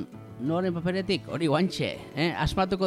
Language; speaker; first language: Basque; native; Basque